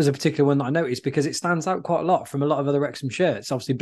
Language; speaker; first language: English; native; English